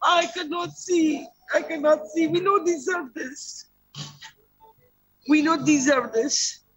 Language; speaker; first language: English; non-native, learner; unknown